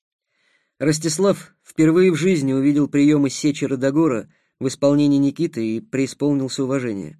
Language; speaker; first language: Russian; native; Russian